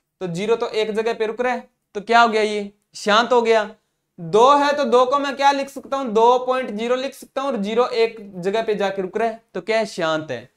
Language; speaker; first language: Hindi; non-native, local second language; Punjabi